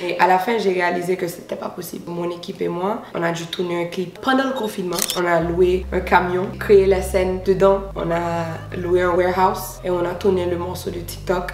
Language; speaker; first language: French; native; French